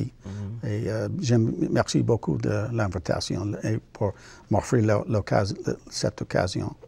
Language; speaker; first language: French; non-native, learner; English